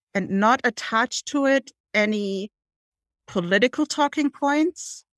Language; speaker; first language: English; non-native, fluent; German